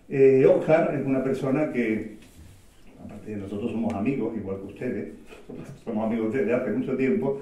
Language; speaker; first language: Spanish; native; Spanish